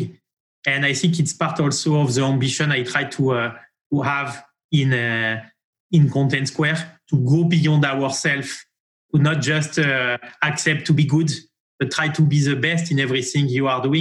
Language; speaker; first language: English; non-native, fluent; French